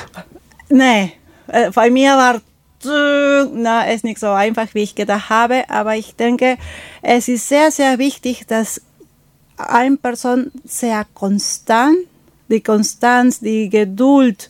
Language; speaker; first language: German; non-native, fluent; Spanish